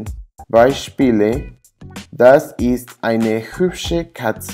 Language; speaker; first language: German; non-native, learner; English